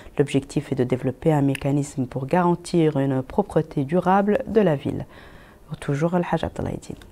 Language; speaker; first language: French; non-native, local second language; Arabic